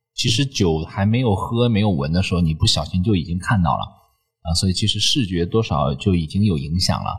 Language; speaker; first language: Chinese; native; Chinese